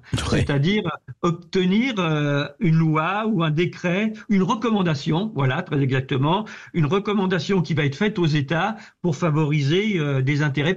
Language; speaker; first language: French; native; French